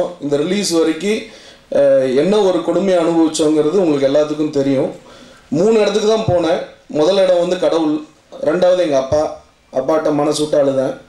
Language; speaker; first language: Tamil; native; Tamil